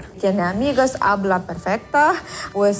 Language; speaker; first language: Spanish; non-native, learner; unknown